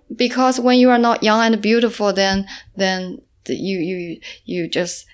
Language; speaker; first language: English; non-native, fluent; Chinese